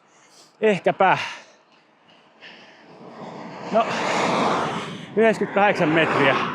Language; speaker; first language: Finnish; native; Finnish